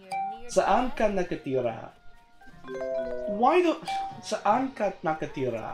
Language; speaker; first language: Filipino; non-native, learner; English